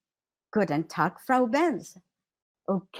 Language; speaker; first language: German; non-native, fluent; Filipino